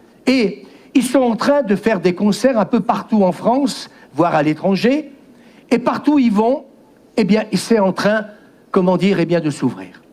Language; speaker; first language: French; native; French